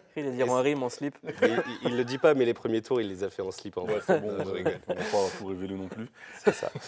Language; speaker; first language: French; native; French